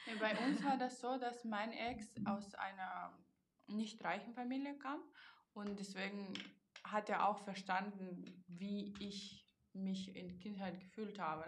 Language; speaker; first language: German; non-native, fluent; Russian